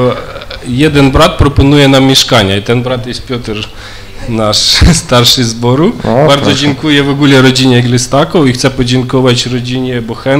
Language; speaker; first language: Polish; early bilingual, other home language; Ukrainian